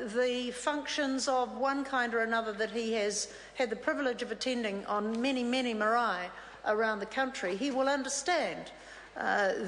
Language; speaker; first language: English; native; English